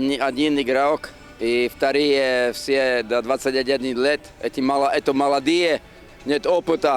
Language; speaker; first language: Russian; non-native, fluent; Slovak